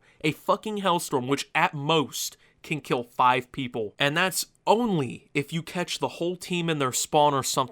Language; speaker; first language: English; native; English